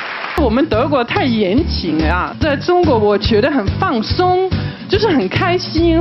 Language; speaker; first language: Chinese; non-native, fluent; German